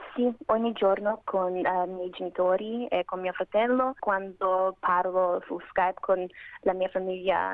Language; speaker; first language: Italian; non-native, learner; Macedonian